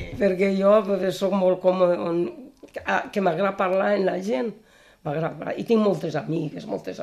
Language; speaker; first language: Catalan; non-native, local second language; Spanish